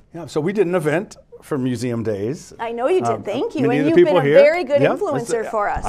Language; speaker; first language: English; native; English